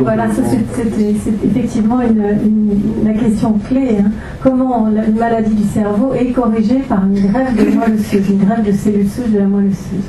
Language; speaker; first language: French; native; French